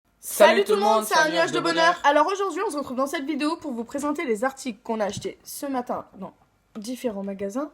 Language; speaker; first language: French; native; French